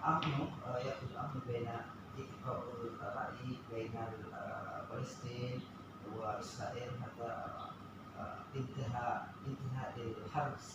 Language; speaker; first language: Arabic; non-native, learner; Indonesian